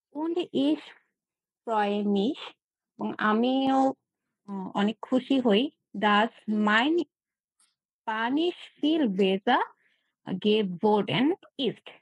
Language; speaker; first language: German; non-native, learner; Bangla